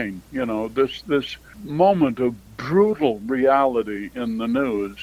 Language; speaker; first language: English; native; English